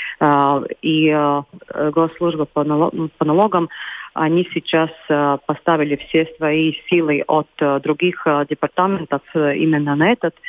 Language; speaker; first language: Russian; non-native, local second language; Latvian